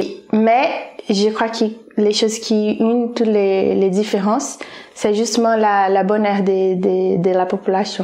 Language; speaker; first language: French; non-native, fluent; Portuguese